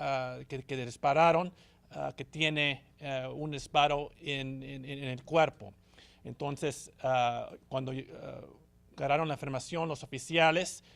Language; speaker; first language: Spanish; early bilingual, heritage; Spanish